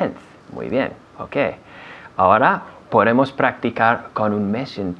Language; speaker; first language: Spanish; non-native, fluent; English